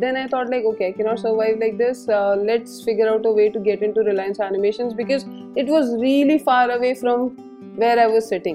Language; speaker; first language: English; non-native, local second language; Hindi